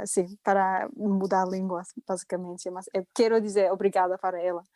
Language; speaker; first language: Portuguese; non-native, fluent; English